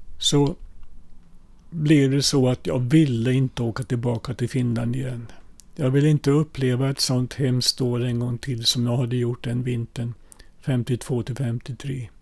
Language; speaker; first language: Swedish; early bilingual, other home language; Finnish